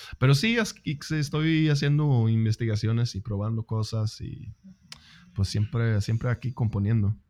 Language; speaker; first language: Spanish; non-native, fluent; Swedish